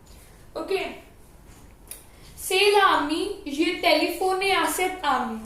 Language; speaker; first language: French; non-native, fluent; Hindi